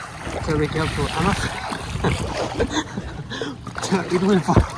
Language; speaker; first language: English; non-native, learner; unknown